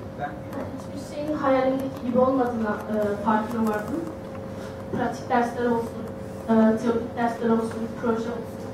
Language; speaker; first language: Turkish; early bilingual, other home language; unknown